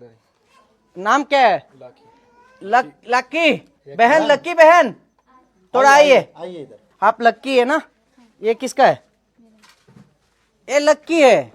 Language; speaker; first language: Hindi; non-native, local second language; Kannada